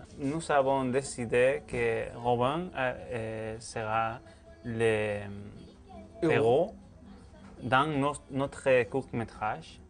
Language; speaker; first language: French; non-native, learner; Spanish